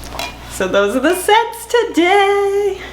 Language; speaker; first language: English; native; English